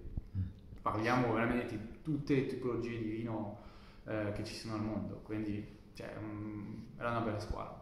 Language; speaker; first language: Italian; non-native, fluent; French